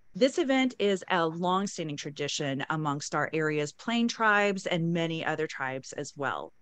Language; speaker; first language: English; native; English